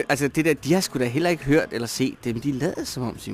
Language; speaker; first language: Danish; native; Danish